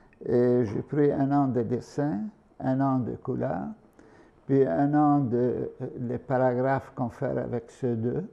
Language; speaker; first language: French; non-native, fluent; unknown